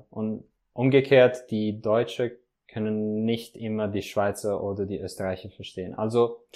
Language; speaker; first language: German; non-native, fluent; Italian